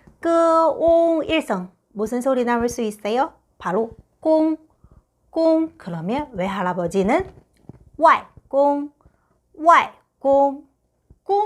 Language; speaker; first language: Korean; non-native, fluent; Chinese